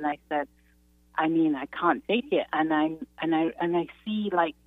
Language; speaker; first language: English; non-native, local second language; Yoruba